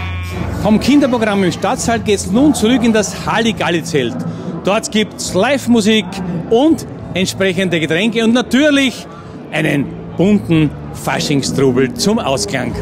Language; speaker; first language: German; native; German